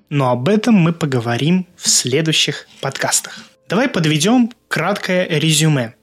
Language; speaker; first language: Russian; non-native, local second language; Azerbaijani